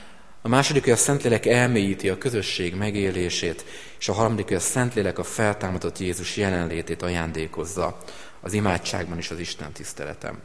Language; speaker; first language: Hungarian; native; Hungarian